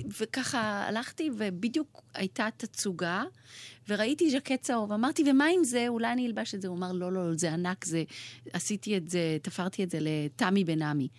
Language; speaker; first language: Hebrew; early bilingual, other home language; Persian